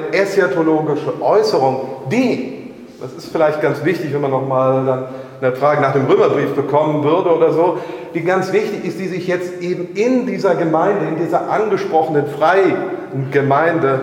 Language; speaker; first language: German; native; German